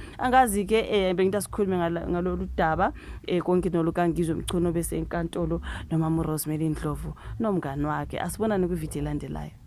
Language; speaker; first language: Zulu; native; Zulu